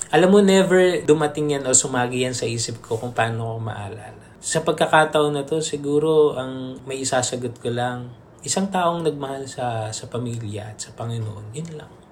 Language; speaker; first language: Filipino; native; Filipino